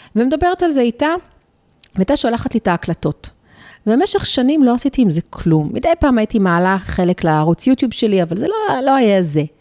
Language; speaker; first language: Hebrew; early bilingual, other home language; Spanish